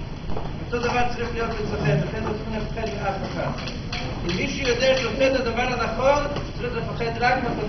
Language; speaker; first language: Hebrew; non-native, fluent; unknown